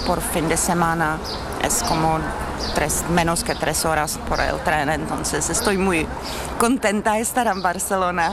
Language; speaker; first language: Spanish; non-native, learner; Czech